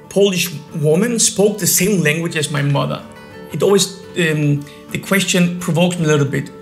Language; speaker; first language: English; non-native, fluent; Polish